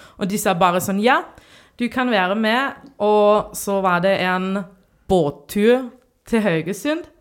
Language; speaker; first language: Norwegian; non-native, fluent; German